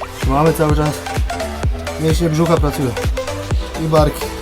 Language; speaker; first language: Polish; native; Polish